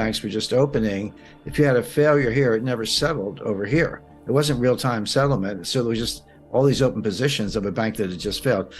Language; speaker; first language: English; native; English